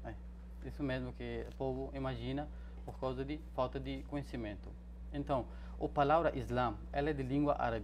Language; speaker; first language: Portuguese; non-native, fluent; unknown